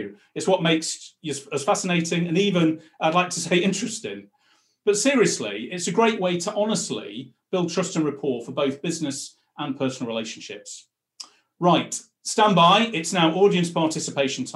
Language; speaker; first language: English; native; English